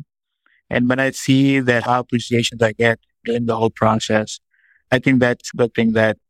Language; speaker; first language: English; non-native, local second language; Urdu